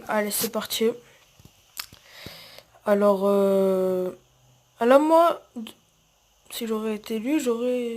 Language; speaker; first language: French; native; French